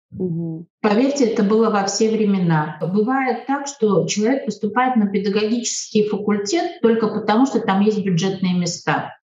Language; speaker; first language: Russian; native; Russian